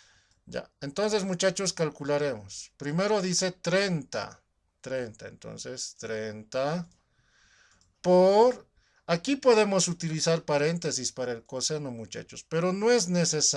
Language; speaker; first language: Spanish; native; Spanish